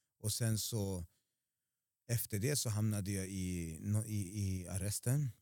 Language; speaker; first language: Swedish; early bilingual, other home language; Spanish